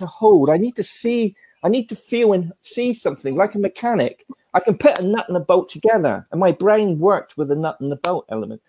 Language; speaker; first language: English; native; English